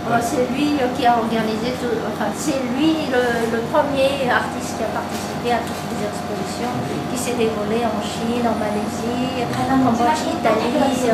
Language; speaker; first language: French; non-native, fluent; Korean